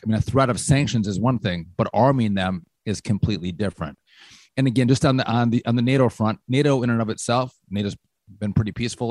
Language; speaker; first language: English; native; English